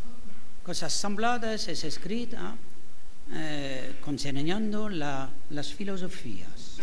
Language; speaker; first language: Spanish; non-native, fluent; French